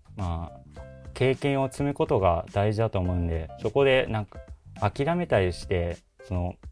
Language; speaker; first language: Japanese; native; Japanese